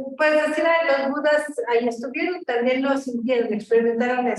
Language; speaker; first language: Spanish; native; Spanish